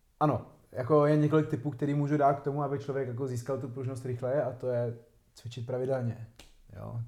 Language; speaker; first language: Czech; non-native, fluent; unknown